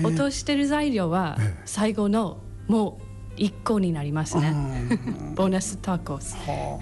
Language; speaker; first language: Japanese; non-native, learner; English